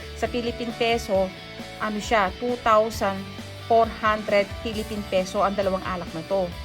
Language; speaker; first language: Filipino; non-native, local second language; Pampanga